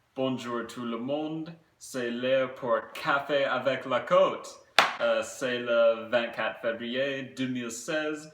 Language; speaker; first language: French; non-native, learner; English